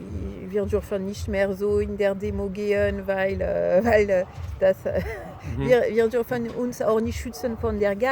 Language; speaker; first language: German; non-native, fluent; French